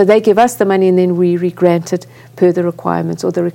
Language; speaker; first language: English; native; English